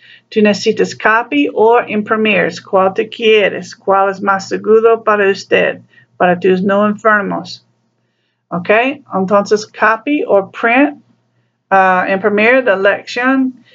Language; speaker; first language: Spanish; non-native, learner; English